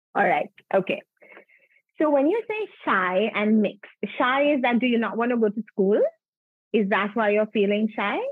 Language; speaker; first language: English; non-native, local second language; Punjabi